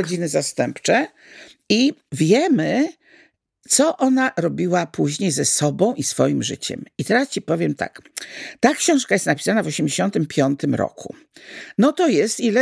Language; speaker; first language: Polish; native; Polish